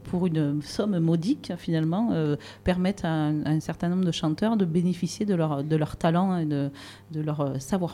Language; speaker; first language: French; native; French